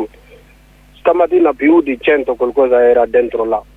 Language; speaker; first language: Italian; non-native, learner; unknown